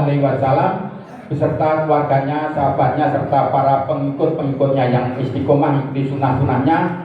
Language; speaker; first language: Indonesian; native; Indonesian